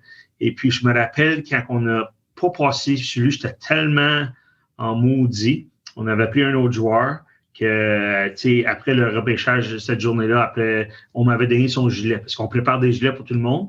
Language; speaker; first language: French; native; French